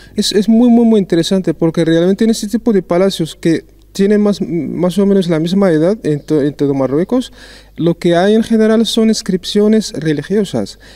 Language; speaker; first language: Spanish; non-native, fluent; Arabic